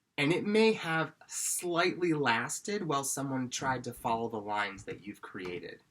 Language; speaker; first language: English; native; English